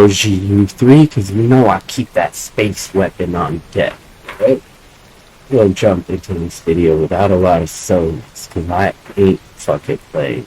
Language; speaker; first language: English; native; English